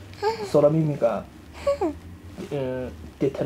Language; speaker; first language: Japanese; non-native, fluent; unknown